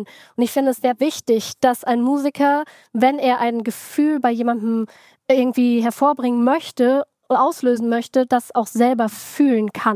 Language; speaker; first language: German; native; German